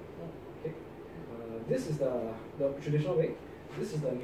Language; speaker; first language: English; non-native, local second language; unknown